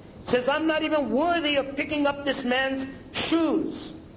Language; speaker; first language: English; native; English